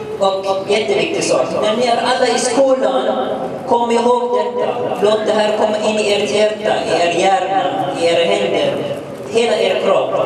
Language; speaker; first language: Swedish; early bilingual, other home language; Arabic